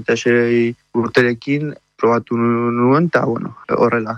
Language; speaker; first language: Basque; non-native, local second language; Spanish